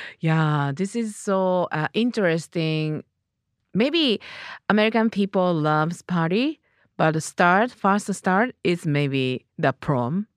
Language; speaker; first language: English; non-native, learner; Japanese